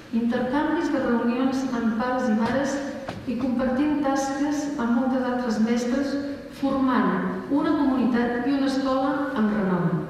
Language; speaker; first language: Catalan; native; Catalan